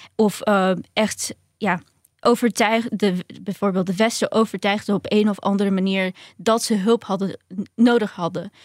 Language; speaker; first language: Dutch; early bilingual, other home language; Ukrainian